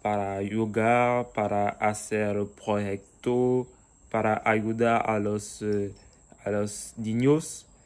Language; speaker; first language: Spanish; non-native, learner; French